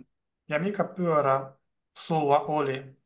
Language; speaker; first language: Finnish; non-native, learner; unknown